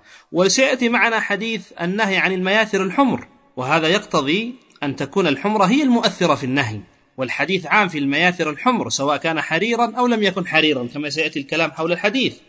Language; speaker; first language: Arabic; native; Arabic